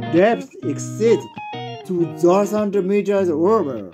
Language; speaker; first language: English; non-native, learner; Japanese